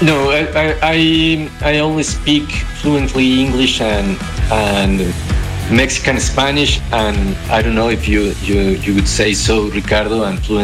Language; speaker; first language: English; non-native, fluent; Spanish